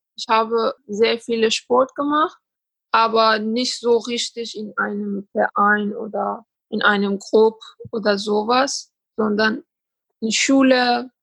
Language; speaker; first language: German; non-native, learner; Persian